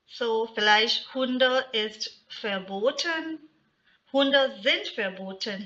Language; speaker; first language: German; non-native, fluent; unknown